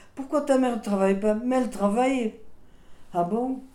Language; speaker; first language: French; non-native, local second language; Swiss German